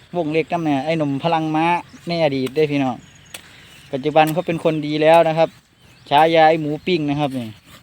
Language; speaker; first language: Thai; native; Thai